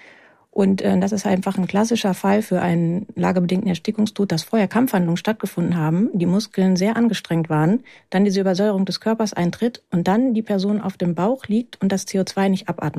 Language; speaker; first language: German; native; German